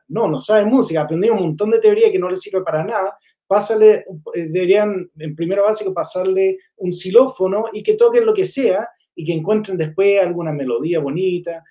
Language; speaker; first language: Spanish; non-native, fluent; English